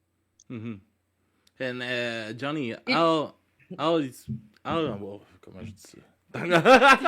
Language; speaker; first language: French; native; French